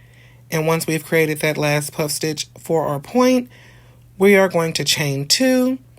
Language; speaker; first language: English; native; English